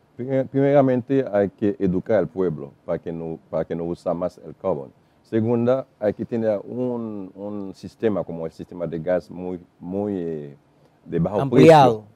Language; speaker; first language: Spanish; non-native, fluent; Haitian Creole